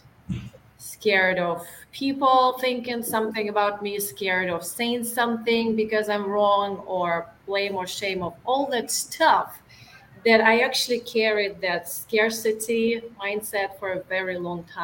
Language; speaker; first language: English; non-native, fluent; Russian